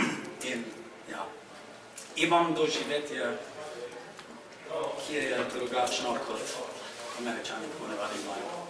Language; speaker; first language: Slovenian; non-native, fluent; English